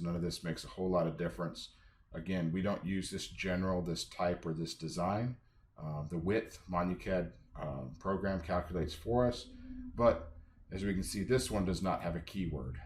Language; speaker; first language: English; native; English